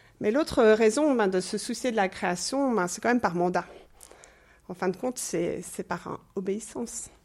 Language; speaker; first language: French; non-native, fluent; English